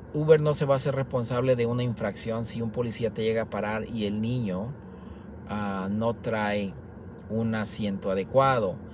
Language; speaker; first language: Spanish; native; Spanish